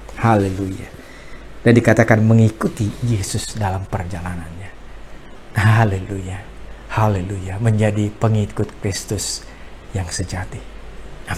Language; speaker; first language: Indonesian; native; Indonesian